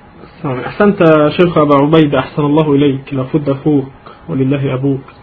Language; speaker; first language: Arabic; native; Arabic